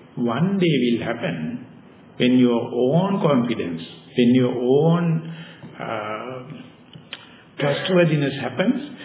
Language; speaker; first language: English; non-native, local second language; Sinhala